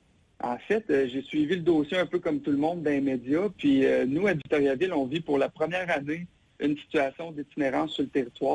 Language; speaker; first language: French; native; French